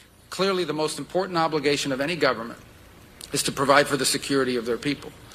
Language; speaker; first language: English; early bilingual, other home language; Spanish